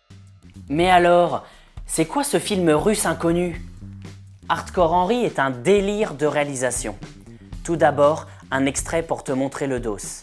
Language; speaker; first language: French; native; French